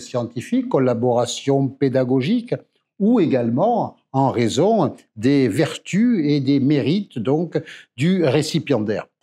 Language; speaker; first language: French; native; French